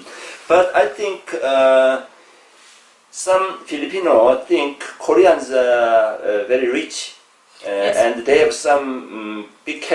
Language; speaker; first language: English; non-native, learner; Korean